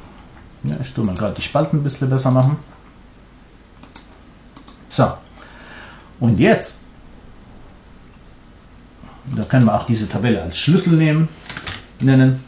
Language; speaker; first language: German; non-native, fluent; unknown